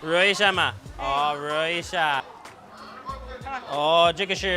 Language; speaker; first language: Chinese; non-native, learner; English